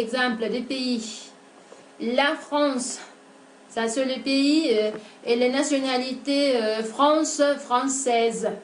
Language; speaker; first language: French; non-native, fluent; Spanish